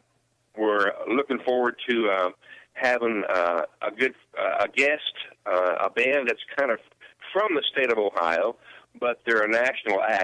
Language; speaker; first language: English; native; English